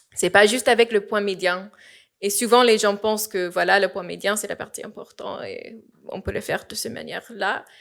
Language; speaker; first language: French; non-native, fluent; English